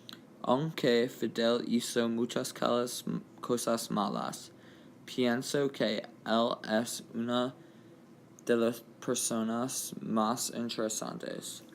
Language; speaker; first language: Spanish; non-native, learner; English